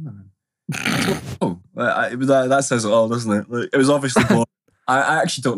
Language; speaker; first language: English; native; English